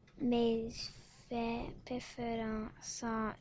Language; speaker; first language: French; non-native, learner; English